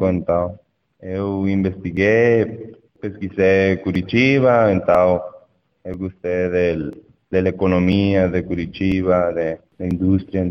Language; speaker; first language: Portuguese; non-native, learner; Spanish